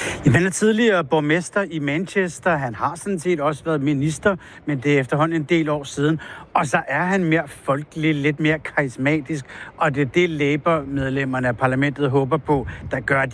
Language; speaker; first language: Danish; native; Danish